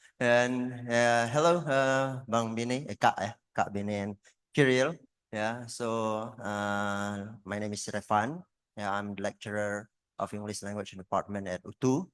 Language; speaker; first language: English; non-native, fluent; Indonesian